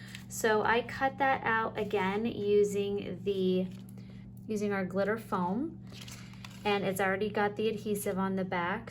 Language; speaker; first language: English; native; English